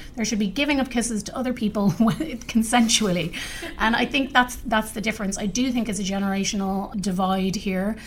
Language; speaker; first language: English; native; English